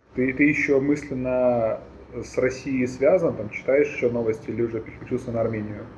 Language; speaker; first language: Russian; native; Russian